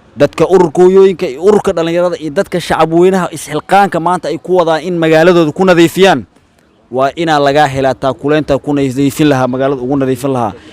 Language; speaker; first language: Somali; native; Somali